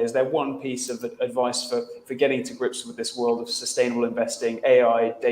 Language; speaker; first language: English; native; English